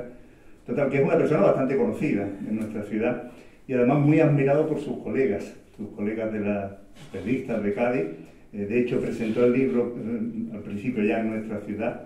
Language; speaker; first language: Spanish; native; Spanish